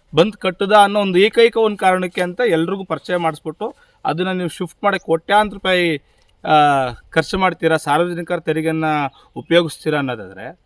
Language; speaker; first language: Kannada; native; Kannada